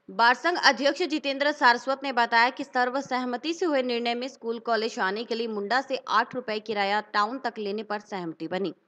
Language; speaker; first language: Hindi; native; Hindi